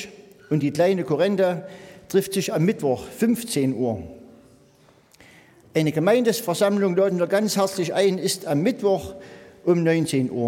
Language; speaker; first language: German; native; German